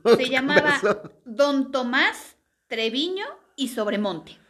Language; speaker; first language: Spanish; native; Spanish